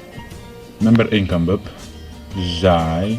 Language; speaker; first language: Dutch; non-native, fluent; Tigrinya